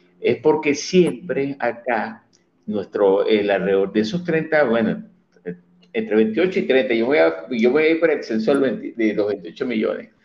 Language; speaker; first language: Spanish; native; Spanish